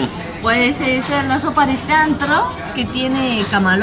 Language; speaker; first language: Spanish; non-native, fluent; Japanese